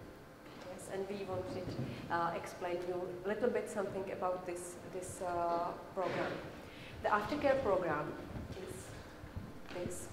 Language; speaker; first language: English; non-native, learner; Czech